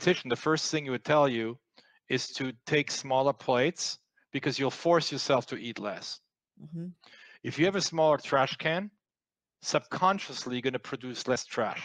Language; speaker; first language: English; non-native, fluent; French